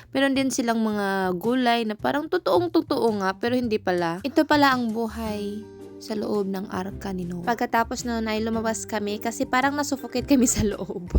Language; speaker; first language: Filipino; non-native, local second language; Cebuano